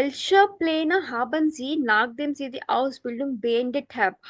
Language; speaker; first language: German; non-native, fluent; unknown